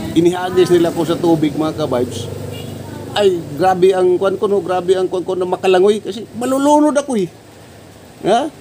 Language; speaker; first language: Filipino; non-native, local second language; Cebuano